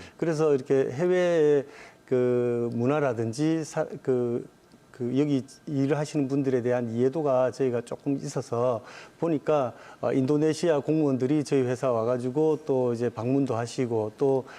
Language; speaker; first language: Korean; native; Korean